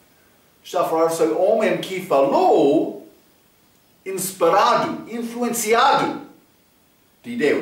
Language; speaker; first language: Portuguese; non-native, fluent; English